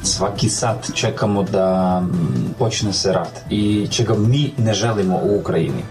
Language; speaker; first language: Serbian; non-native, fluent; Ukrainian